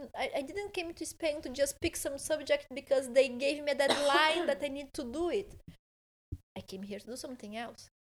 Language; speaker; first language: English; non-native, fluent; Portuguese